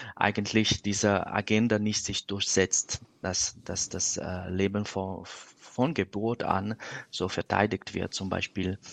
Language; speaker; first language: German; non-native, fluent; Portuguese